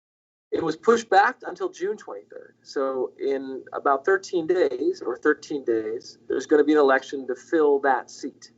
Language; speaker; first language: English; native; English